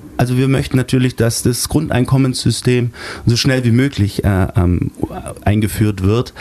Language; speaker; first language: German; native; German